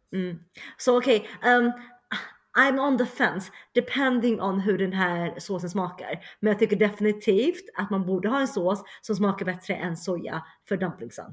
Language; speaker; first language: Swedish; early bilingual, other home language; Chinese